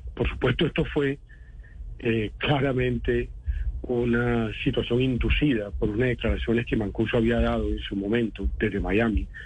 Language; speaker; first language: Spanish; native; Spanish